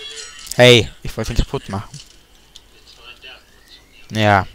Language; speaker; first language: German; native; German